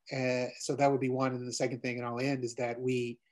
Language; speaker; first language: English; native; English